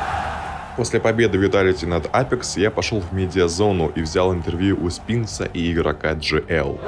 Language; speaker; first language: Russian; native; Russian